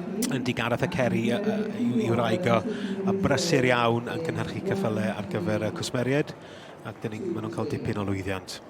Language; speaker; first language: Welsh; native; Welsh